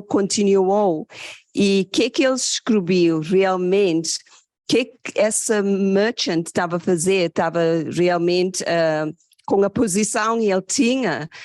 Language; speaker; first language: Portuguese; non-native, fluent; English